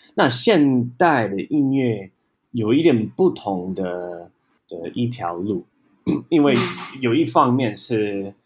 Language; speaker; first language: Chinese; non-native, fluent; English